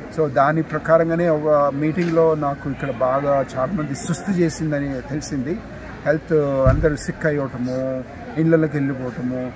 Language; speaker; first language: Telugu; native; Telugu